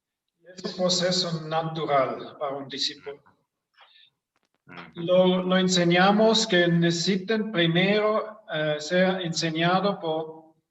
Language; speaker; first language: Spanish; non-native, fluent; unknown